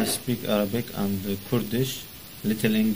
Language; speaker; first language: English; non-native, learner; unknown